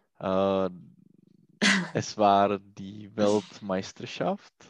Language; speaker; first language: German; non-native, learner; Czech